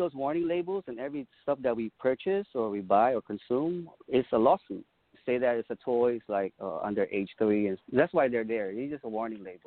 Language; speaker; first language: English; non-native, local second language; Pampanga